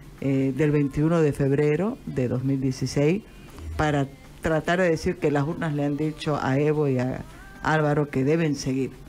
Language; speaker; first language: Spanish; native; Spanish